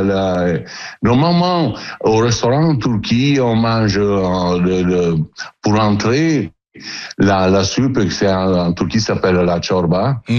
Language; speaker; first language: French; non-native, learner; Italian